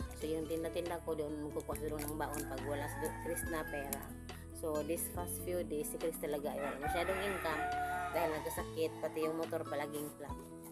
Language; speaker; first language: Filipino; non-native, local second language; Cebuano